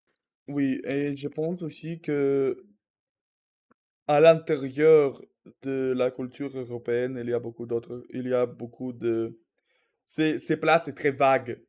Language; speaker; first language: French; non-native, learner; Russian